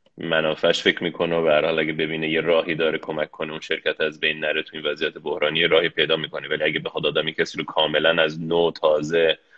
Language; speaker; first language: Persian; early bilingual, heritage; Persian